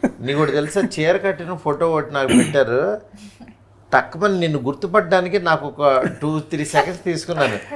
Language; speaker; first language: Telugu; native; Telugu